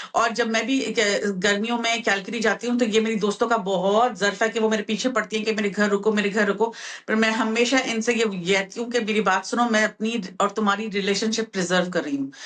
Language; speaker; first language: Urdu; native; Urdu